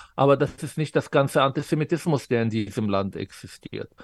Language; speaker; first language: German; non-native, fluent; Arabic